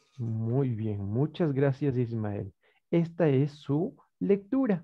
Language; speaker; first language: Spanish; native; Spanish